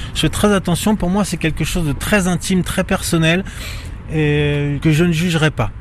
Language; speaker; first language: French; native; French